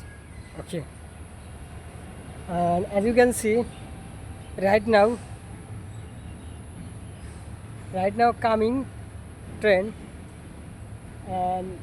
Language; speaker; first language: English; non-native, learner; Bangla